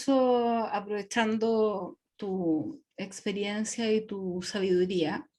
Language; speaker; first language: Spanish; native; Spanish